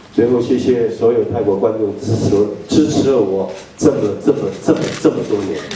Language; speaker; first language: Chinese; native; Chinese